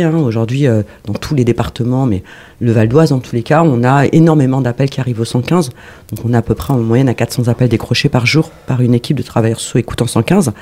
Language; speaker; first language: French; native; French